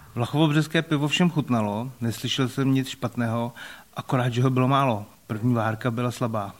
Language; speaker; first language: Czech; native; Czech